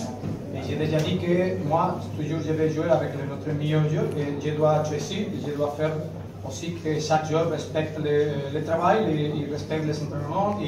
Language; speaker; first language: French; non-native, learner; Spanish